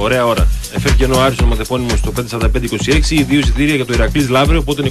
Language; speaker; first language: Greek; native; Greek